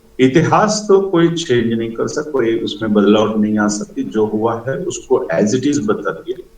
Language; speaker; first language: Hindi; non-native, local second language; Telugu